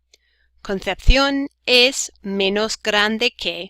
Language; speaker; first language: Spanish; non-native, fluent; English